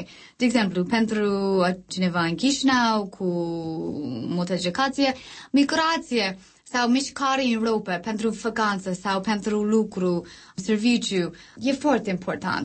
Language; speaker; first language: Romanian; non-native, learner; English